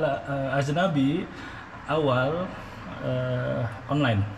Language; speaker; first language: Arabic; non-native, learner; Indonesian